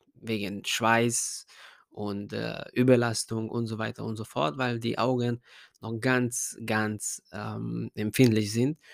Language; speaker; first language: German; non-native, fluent; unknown